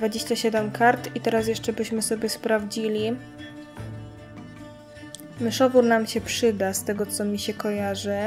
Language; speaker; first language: Polish; native; Polish